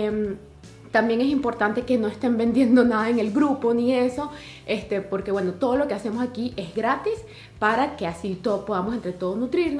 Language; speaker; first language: Spanish; native; Spanish